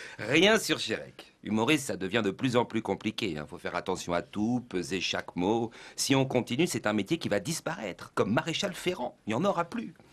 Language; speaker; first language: French; native; French